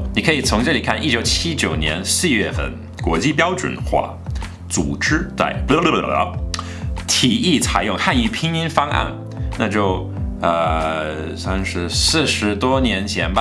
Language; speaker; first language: Chinese; non-native, fluent; English